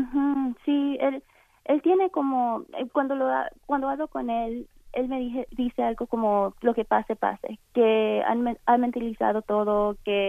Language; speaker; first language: Spanish; early bilingual, heritage; Spanish